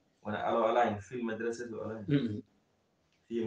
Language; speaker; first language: Arabic; non-native, learner; Fula